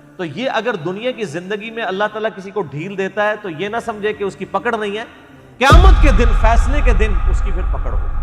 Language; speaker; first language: Urdu; non-native, local second language; Punjabi